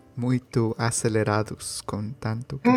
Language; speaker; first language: Portuguese; non-native, learner; Spanish